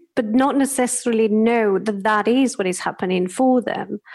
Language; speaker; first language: English; non-native, fluent; Spanish